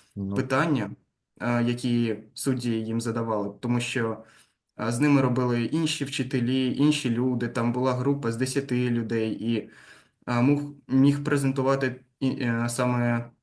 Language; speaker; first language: Ukrainian; non-native, local second language; Russian